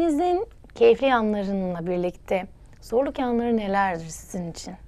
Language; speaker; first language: Turkish; native; Turkish